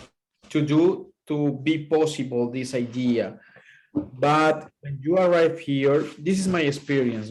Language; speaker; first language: English; non-native, learner; Spanish